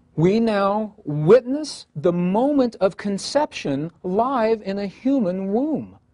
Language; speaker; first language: English; native; English